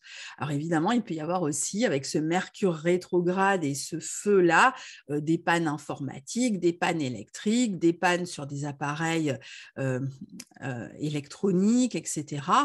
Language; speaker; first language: French; native; French